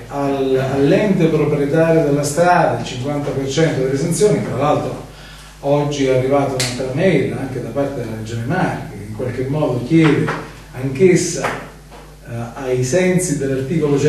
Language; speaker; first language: Italian; native; Italian